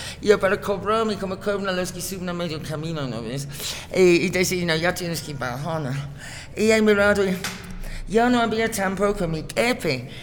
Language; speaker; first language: Spanish; non-native, fluent; English